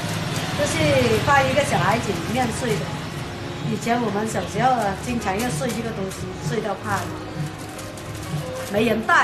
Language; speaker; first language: Chinese; non-native, local second language; Cantonese